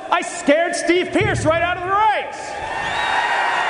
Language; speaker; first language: English; native; English